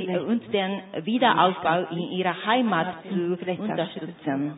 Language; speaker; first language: German; non-native, fluent; Japanese